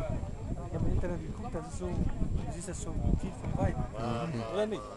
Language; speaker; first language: German; non-native, learner; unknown